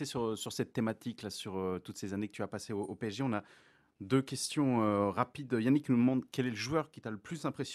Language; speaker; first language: French; native; French